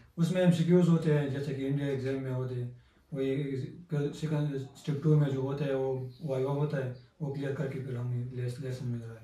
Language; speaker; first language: Urdu; non-native, local second language; Pashto